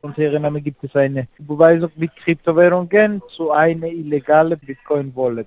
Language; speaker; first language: German; non-native, fluent; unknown